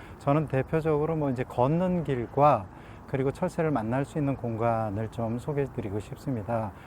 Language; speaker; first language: Korean; native; Korean